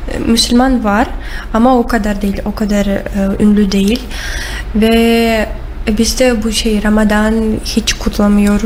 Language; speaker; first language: Turkish; non-native, learner; Russian